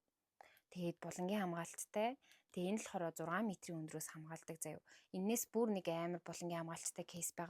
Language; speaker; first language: Mongolian; native; Mongolian